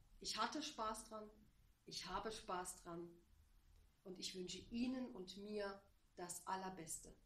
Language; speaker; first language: German; native; German